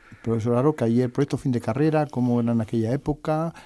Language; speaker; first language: Spanish; native; Spanish